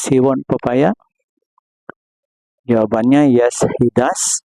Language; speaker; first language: English; non-native, learner; Indonesian